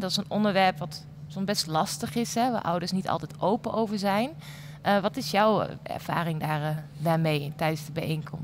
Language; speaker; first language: Dutch; native; Dutch